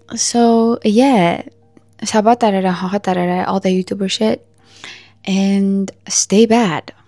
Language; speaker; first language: English; non-native, fluent; Mongolian